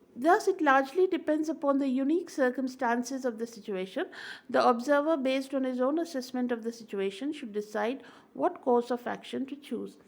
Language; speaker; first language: English; non-native, local second language; Hindi